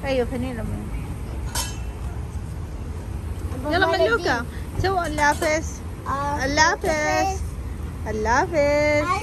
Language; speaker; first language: Arabic; non-native, fluent; Urdu